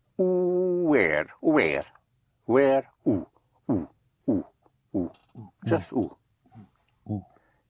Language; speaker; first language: French; non-native, fluent; English